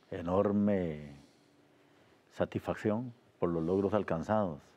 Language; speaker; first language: Spanish; native; Spanish